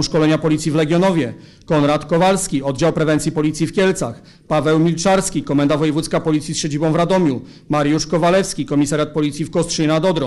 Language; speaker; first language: Polish; native; Polish